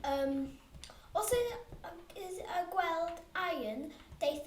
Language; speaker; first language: Welsh; non-native, local second language; English